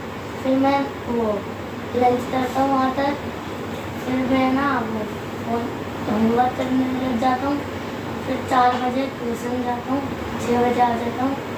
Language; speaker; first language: Hindi; native; Hindi